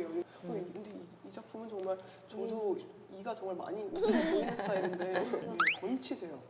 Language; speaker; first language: Korean; native; Korean